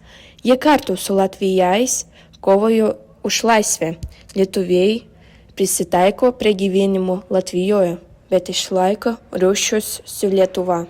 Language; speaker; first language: Lithuanian; early bilingual, heritage; Lithuanian